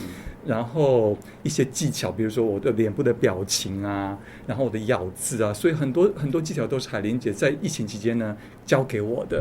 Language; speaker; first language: Chinese; native; Chinese